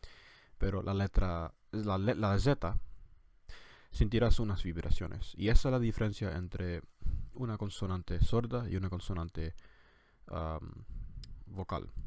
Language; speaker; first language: Spanish; non-native, fluent; English